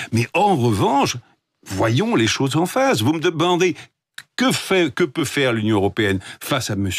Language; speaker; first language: French; native; French